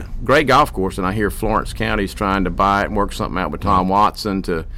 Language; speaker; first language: English; native; English